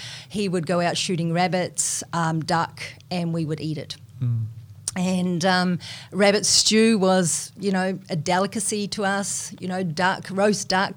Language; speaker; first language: English; native; English